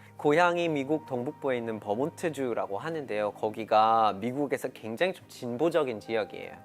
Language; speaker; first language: Korean; non-native, fluent; English